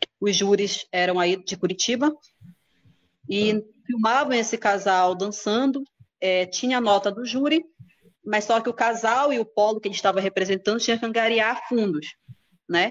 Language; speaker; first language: Portuguese; native; Portuguese